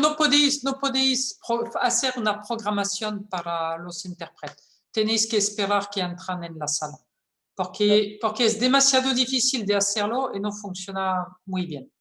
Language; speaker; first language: Spanish; non-native, fluent; French